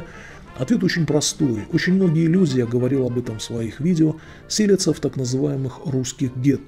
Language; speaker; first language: Russian; native; Russian